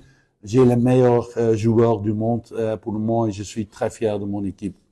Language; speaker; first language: French; non-native, fluent; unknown